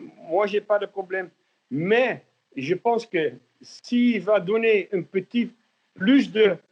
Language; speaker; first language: French; non-native, learner; Dutch